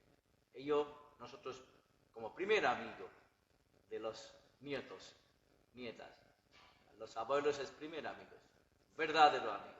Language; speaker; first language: Spanish; non-native, learner; Bangla